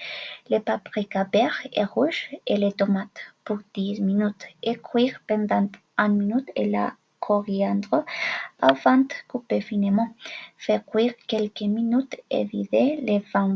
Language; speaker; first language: French; non-native, learner; Spanish